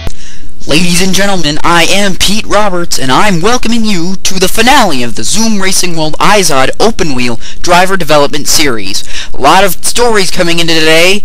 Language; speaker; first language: English; native; English